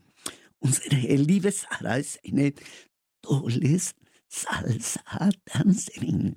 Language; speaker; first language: German; non-native, learner; Spanish